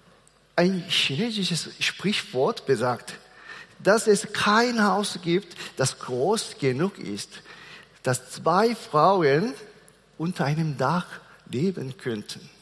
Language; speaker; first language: German; non-native, fluent; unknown